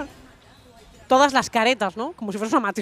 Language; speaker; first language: Spanish; native; Spanish